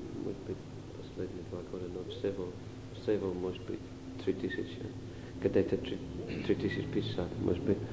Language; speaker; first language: Russian; non-native, fluent; English